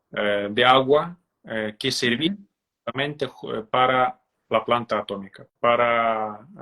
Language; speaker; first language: Spanish; non-native, fluent; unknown